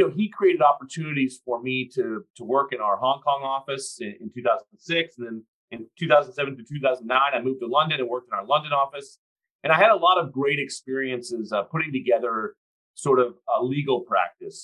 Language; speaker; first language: English; native; English